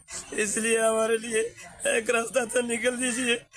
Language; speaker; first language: Hindi; non-native, learner; Rohingya